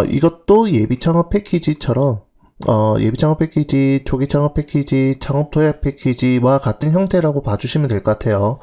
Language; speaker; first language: Korean; native; Korean